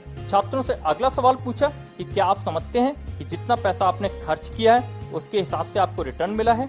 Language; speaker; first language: Hindi; native; Hindi